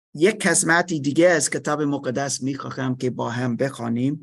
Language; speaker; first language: Persian; non-native, fluent; English